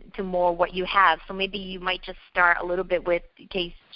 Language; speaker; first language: English; native; English